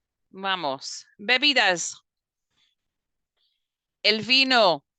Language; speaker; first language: Spanish; non-native, fluent; English